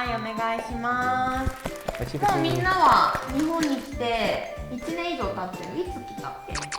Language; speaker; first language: Japanese; native; Japanese